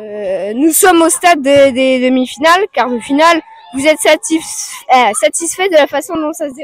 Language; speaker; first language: French; native; French